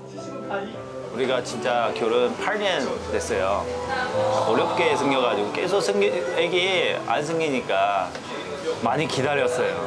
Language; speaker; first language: Korean; non-native, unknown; Chinese